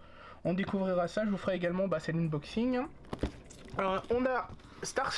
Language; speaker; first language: French; native; French